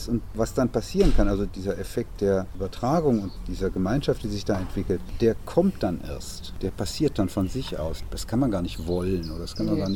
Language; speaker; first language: German; native; German